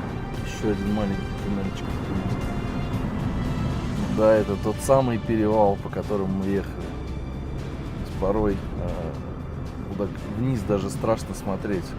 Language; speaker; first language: Russian; native; Russian